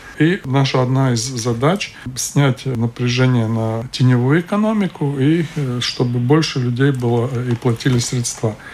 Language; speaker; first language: Russian; non-native, local second language; Latvian